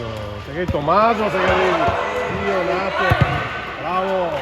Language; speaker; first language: Italian; native; Italian